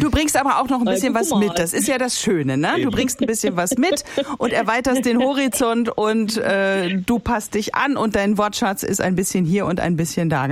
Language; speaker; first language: German; native; German